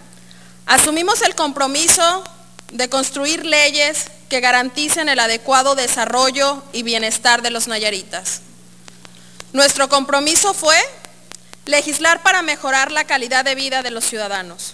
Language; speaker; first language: Spanish; native; Spanish